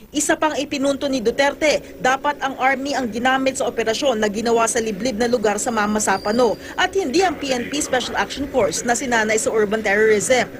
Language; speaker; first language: Filipino; native; Filipino